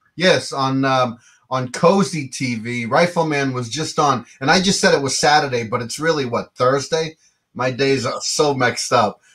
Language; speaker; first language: English; native; English